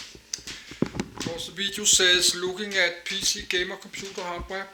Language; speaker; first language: English; non-native, learner; Danish